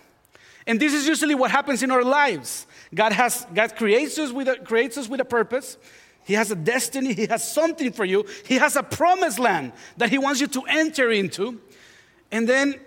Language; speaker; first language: English; non-native, fluent; Spanish